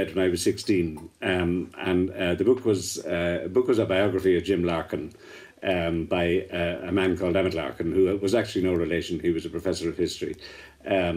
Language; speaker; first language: English; native; English